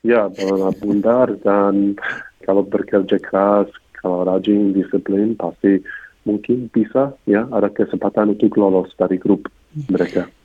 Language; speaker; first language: Indonesian; non-native, fluent; English